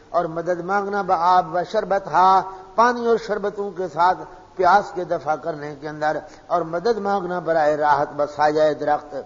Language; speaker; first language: Urdu; non-native, local second language; Pashto